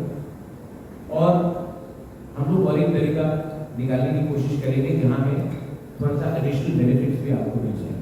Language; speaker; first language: Hindi; non-native, local second language; Kok Borok